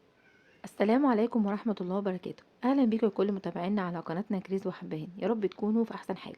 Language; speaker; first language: Arabic; native; Arabic